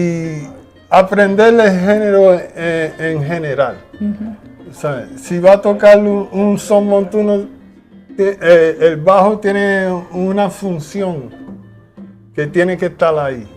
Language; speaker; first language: Spanish; early bilingual, heritage; Spanish